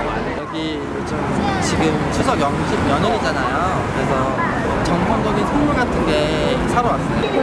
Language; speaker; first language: Korean; non-native, learner; Chinese